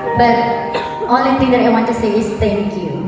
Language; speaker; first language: English; non-native, learner; Thai